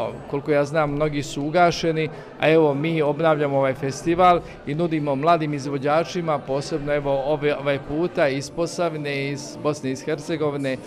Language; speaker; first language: Croatian; native; Croatian